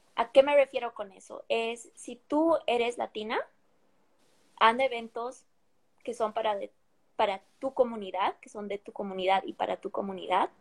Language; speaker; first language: Spanish; native; Spanish